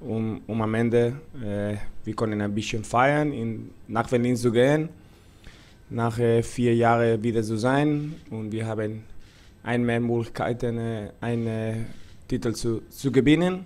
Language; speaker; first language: German; non-native, learner; Spanish